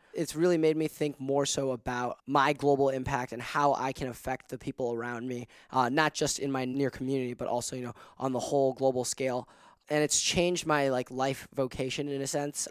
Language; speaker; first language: English; non-native, local second language; Cantonese